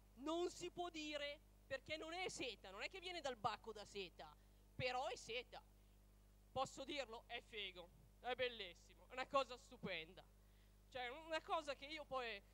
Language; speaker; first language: Italian; native; Italian